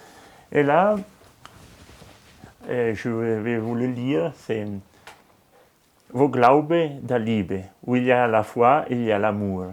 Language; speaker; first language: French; non-native, local second language; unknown